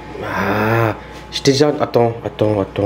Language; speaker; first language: French; native; French